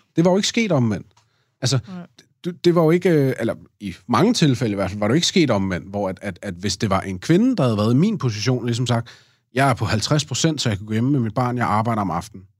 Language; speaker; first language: Danish; native; Danish